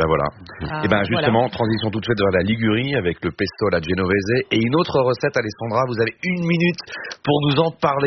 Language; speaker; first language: French; native; French